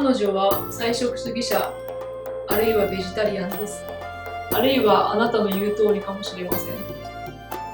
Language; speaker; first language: Japanese; native; Japanese